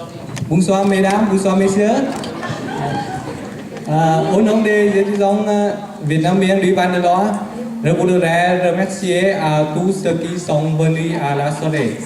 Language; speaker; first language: French; non-native, fluent; Vietnamese